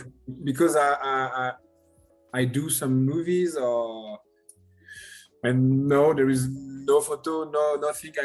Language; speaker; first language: English; non-native, learner; French